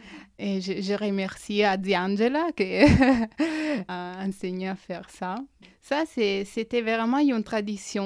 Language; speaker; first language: French; non-native, fluent; Italian